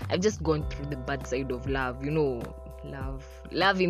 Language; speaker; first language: English; non-native, local second language; Swahili